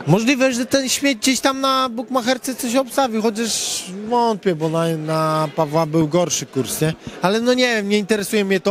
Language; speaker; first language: Polish; native; Polish